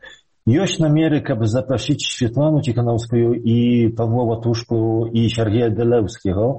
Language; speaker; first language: Belarusian; early bilingual, heritage; Polish